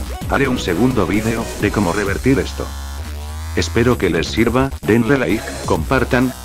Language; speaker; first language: Spanish; native; Spanish